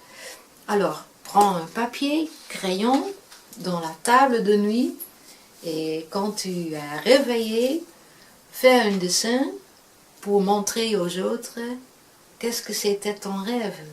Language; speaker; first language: French; non-native, fluent; Dutch